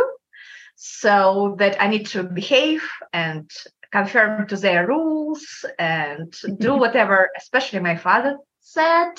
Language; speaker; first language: English; non-native, fluent; Kazakh